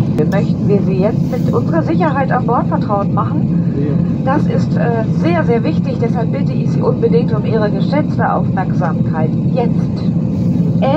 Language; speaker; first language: German; native; German